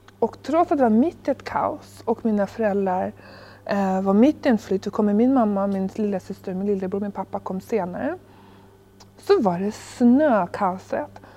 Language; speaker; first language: Swedish; early bilingual, other home language; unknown